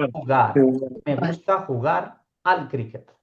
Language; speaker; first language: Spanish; non-native, fluent; Urdu